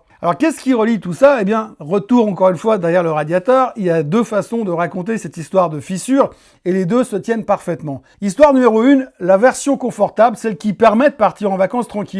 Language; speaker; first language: French; native; French